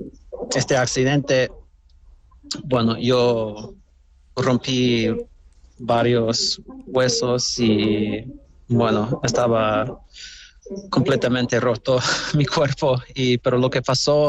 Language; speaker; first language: Spanish; non-native, fluent; English